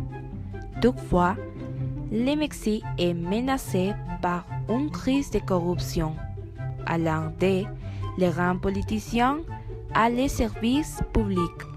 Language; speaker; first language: French; non-native, learner; Spanish